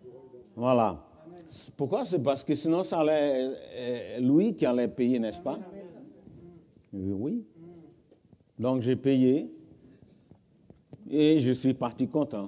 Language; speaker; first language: French; non-native, fluent; Portuguese